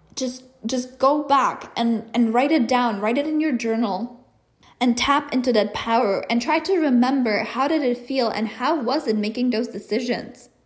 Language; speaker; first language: English; non-native, fluent; Czech